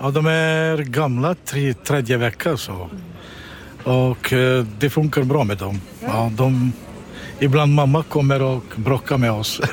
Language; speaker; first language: Swedish; non-native, learner; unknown